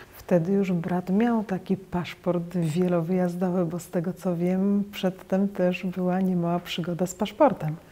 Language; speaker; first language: Polish; native; Polish